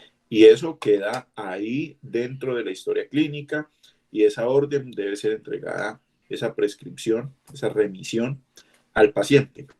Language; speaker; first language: Spanish; native; Spanish